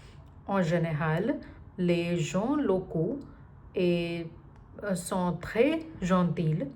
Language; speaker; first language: French; non-native, learner; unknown